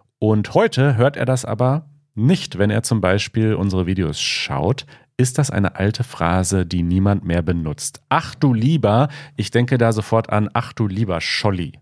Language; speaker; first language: German; native; German